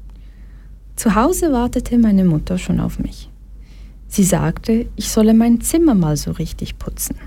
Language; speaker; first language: German; early bilingual, other home language; Portuguese